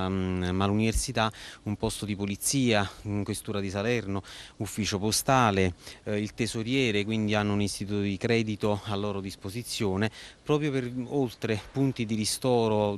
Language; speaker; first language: Italian; native; Italian